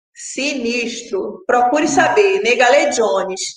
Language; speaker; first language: Portuguese; native; Portuguese